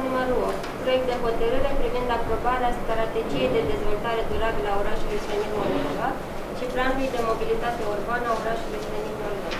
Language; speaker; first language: Romanian; native; Romanian